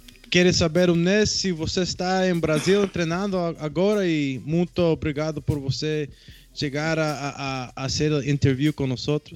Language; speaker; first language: Portuguese; non-native, learner; English